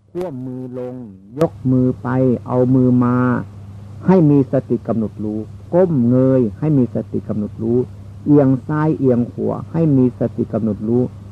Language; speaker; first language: Thai; native; Thai